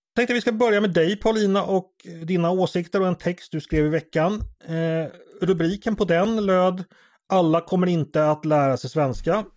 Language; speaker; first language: Swedish; native; Swedish